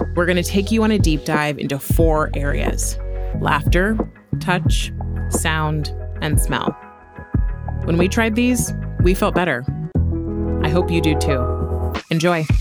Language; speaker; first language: English; native; English